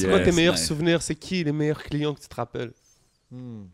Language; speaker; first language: French; native; French